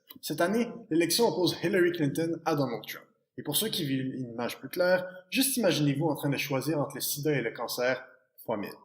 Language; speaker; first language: French; native; French